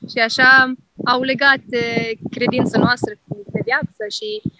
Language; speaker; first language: Romanian; non-native, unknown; Norwegian